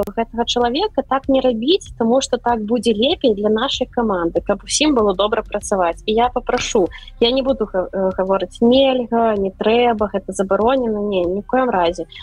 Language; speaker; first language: Belarusian; non-native, local second language; Russian